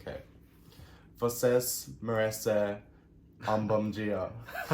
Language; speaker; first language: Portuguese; non-native, learner; English